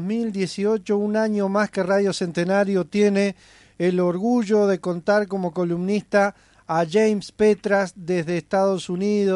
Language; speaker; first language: Spanish; native; Spanish